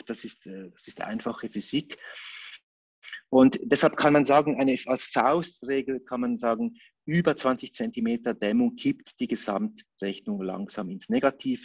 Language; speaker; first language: German; native; German